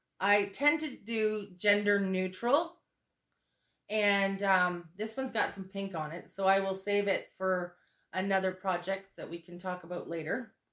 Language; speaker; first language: English; native; English